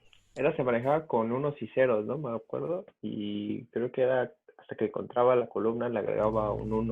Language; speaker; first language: Spanish; native; Spanish